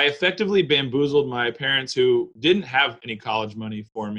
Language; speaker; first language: English; native; English